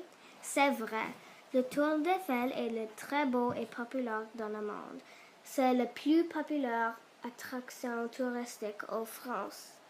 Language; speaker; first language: French; non-native, learner; English